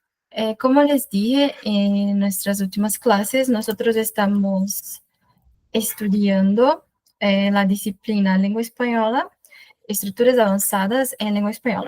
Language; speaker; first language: Spanish; non-native, fluent; Portuguese